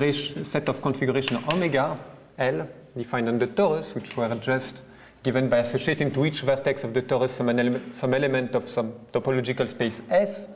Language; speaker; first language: English; non-native, fluent; French